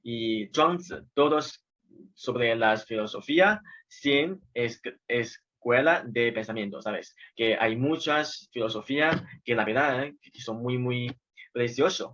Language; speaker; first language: Spanish; non-native, fluent; Chinese